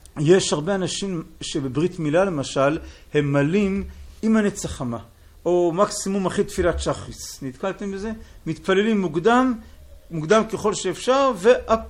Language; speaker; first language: Hebrew; native; Hebrew